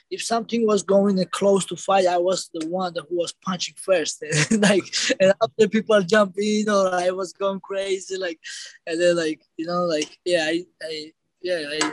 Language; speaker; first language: English; non-native, learner; Georgian